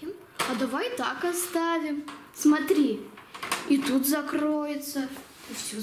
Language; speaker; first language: Russian; non-native, local second language; Lithuanian